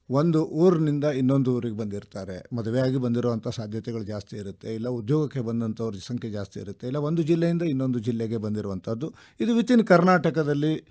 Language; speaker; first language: Kannada; native; Kannada